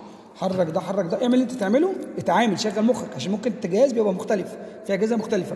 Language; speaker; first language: Arabic; native; Arabic